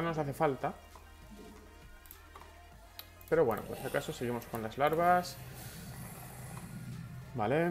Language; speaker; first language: Spanish; native; Spanish